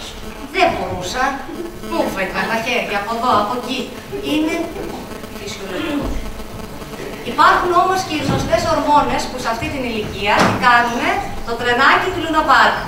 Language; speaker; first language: Greek; native; Greek